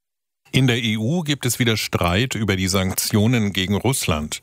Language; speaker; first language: German; native; German